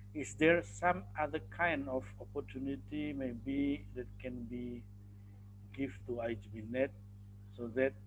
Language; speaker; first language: English; non-native, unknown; Indonesian